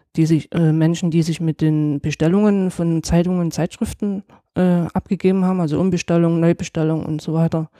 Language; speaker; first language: German; native; German